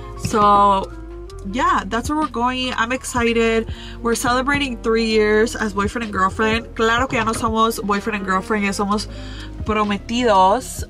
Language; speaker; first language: English; early bilingual, other home language; Spanish